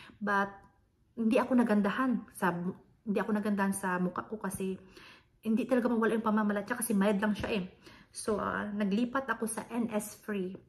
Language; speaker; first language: Filipino; non-native, local second language; Hiligaynon